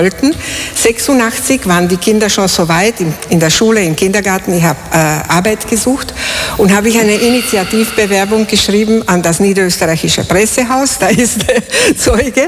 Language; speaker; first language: German; non-native, fluent; Slovak